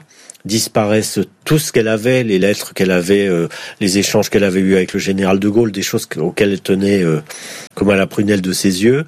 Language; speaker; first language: French; native; French